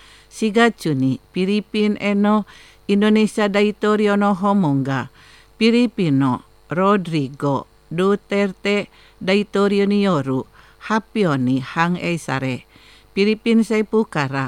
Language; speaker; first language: Japanese; non-native, fluent; Indonesian